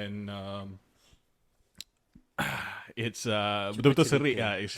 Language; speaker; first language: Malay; native; Malay